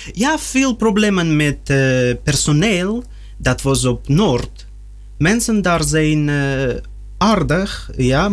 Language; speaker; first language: Dutch; non-native, learner; Russian